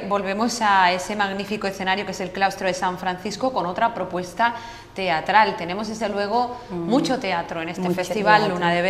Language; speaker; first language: Spanish; native; Spanish